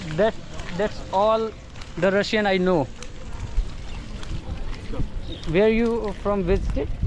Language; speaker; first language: English; non-native, learner; Hindi